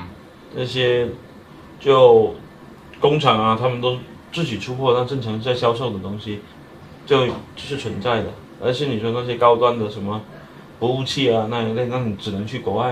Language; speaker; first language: Chinese; native; Chinese